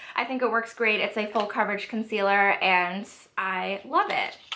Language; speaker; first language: English; native; English